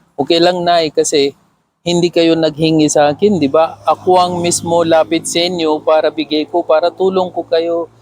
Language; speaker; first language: Filipino; non-native, learner; Urdu